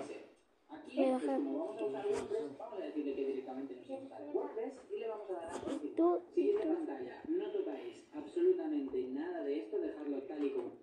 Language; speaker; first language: Spanish; native; Spanish